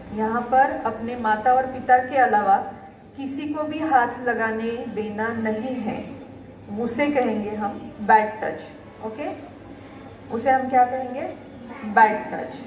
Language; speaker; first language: Hindi; non-native, local second language; Marathi